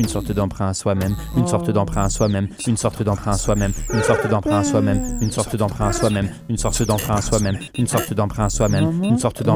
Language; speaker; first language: French; native; French